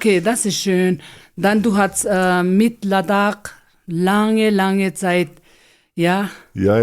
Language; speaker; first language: German; non-native, learner; Ladakhi